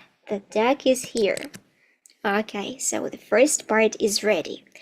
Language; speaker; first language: English; non-native, fluent; Ukrainian